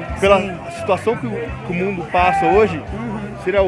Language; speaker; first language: Portuguese; native; Portuguese